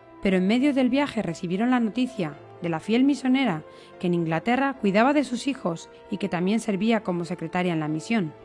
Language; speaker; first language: Spanish; native; Spanish